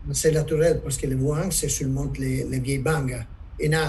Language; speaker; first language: French; non-native, learner; Italian